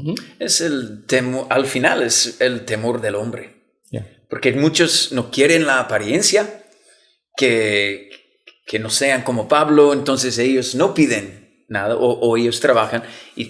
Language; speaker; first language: Spanish; non-native, fluent; English